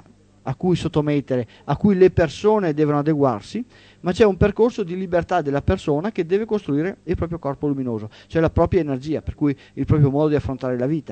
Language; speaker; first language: Italian; native; Italian